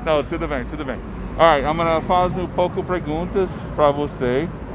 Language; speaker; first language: Portuguese; non-native, learner; English